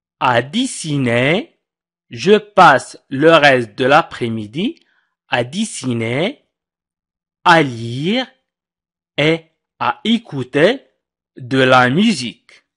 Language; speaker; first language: French; non-native, fluent; Arabic